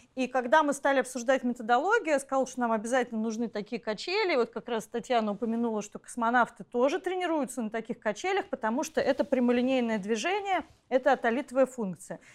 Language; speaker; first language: Russian; native; Russian